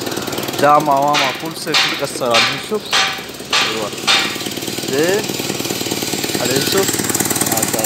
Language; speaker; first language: Arabic; non-native, learner; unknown